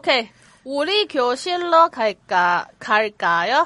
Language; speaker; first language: Korean; non-native, learner; Cantonese